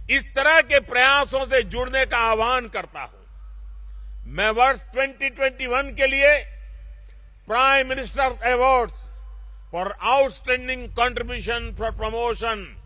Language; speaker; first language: Hindi; non-native, local second language; Gujarati